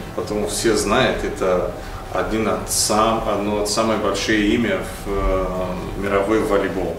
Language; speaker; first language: Russian; non-native, learner; Bulgarian